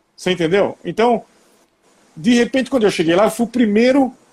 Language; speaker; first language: Portuguese; native; Portuguese